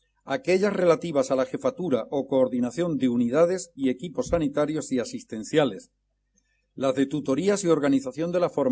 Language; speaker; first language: Spanish; native; Spanish